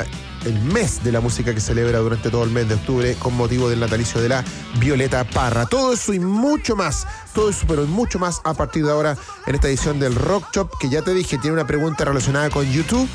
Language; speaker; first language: Spanish; native; Spanish